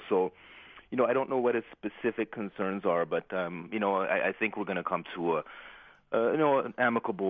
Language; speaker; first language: English; native; English